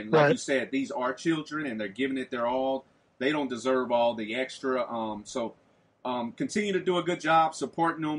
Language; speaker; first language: English; native; English